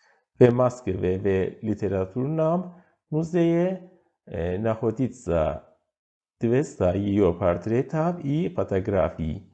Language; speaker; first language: Russian; non-native, fluent; Persian